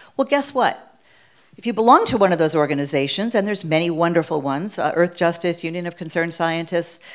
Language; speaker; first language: English; native; English